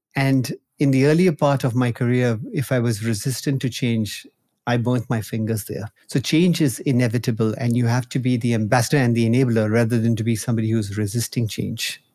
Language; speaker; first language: English; non-native, local second language; Hindi